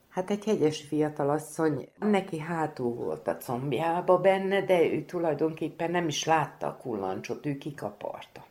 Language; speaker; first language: Hungarian; native; Hungarian